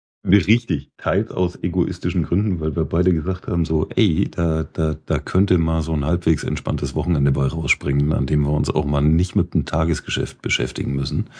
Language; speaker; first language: German; native; German